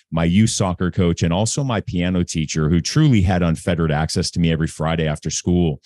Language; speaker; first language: English; native; English